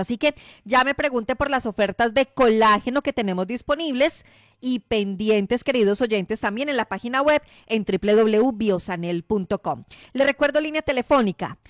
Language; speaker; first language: Spanish; native; Spanish